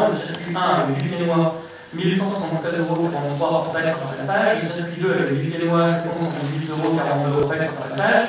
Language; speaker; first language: French; native; French